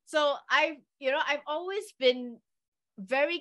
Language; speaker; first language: English; native; English